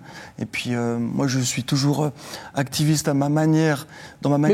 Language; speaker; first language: French; native; French